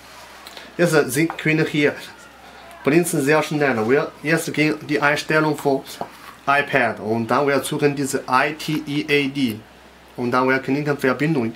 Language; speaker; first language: German; non-native, learner; Chinese